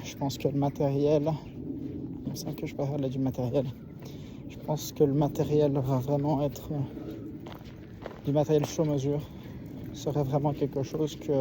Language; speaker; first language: French; native; French